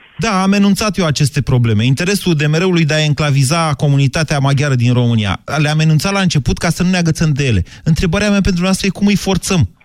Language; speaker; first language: Romanian; native; Romanian